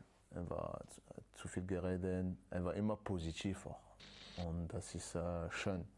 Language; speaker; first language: German; non-native, learner; French